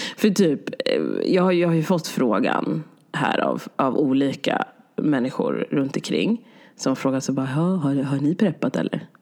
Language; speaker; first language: Swedish; native; Swedish